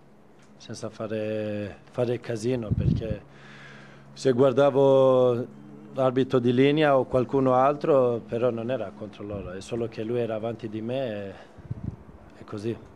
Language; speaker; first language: Italian; non-native, fluent; Swedish